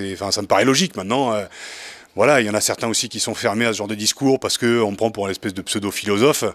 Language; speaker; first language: French; native; French